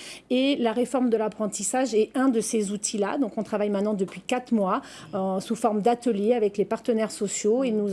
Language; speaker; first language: French; native; French